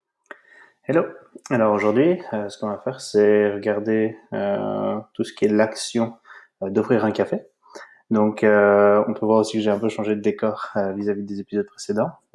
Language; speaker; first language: French; native; French